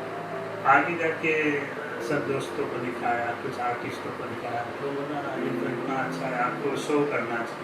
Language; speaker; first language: Hindi; non-native, local second language; Gujarati